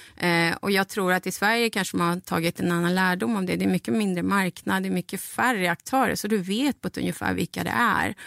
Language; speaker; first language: Swedish; non-native, fluent; Spanish